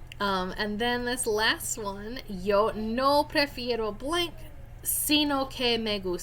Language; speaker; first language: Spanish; non-native, fluent; English